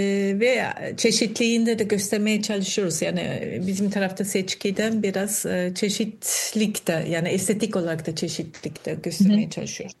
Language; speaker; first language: Turkish; non-native, fluent; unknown